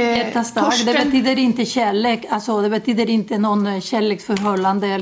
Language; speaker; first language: Swedish; non-native, fluent; Spanish